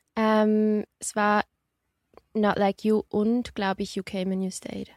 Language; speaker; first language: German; early bilingual, other home language; Portuguese